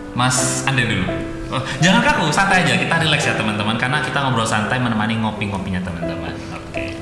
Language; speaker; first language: Indonesian; non-native, local second language; Madurese